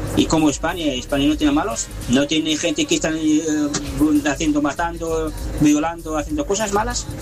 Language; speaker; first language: Spanish; non-native, learner; Arabic